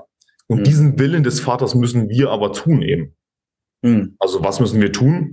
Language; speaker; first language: German; native; German